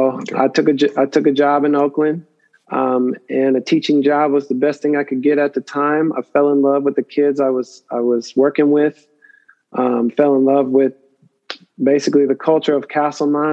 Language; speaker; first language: English; native; English